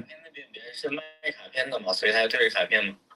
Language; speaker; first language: Chinese; native; Chinese